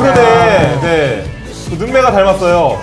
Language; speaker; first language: Korean; native; Korean